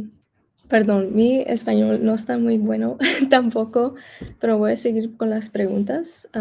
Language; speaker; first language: Spanish; early bilingual, heritage; Spanish